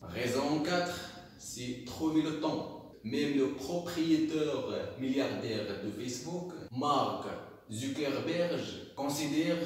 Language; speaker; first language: French; non-native, local second language; Arabic